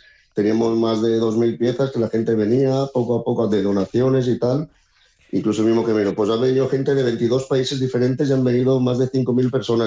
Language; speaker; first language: Spanish; native; Spanish